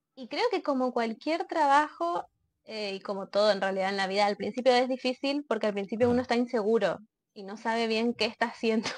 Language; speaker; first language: Spanish; native; Spanish